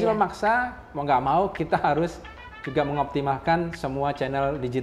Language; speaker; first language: Indonesian; native; Indonesian